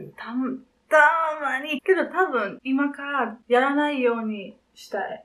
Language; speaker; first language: Japanese; non-native, learner; Dutch